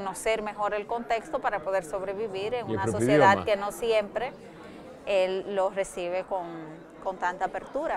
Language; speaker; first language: Spanish; native; Spanish